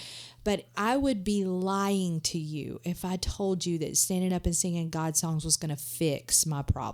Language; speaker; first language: English; native; English